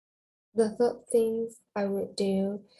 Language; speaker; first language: English; non-native, learner; Vietnamese